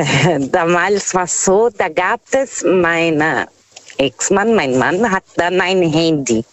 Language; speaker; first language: German; non-native, learner; Portuguese